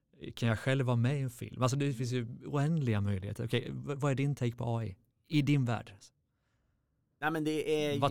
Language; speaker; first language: Swedish; native; Swedish